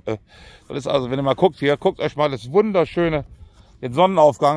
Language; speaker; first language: German; native; German